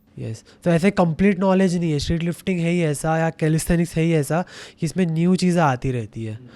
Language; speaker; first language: Hindi; native; Hindi